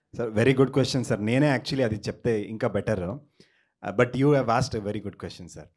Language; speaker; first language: Telugu; non-native, learner; Kannada